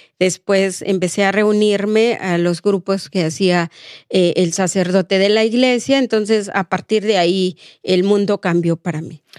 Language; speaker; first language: Spanish; non-native, local second language; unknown